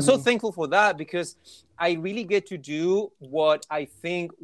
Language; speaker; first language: English; non-native, fluent; Spanish